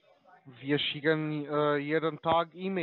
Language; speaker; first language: German; non-native, learner; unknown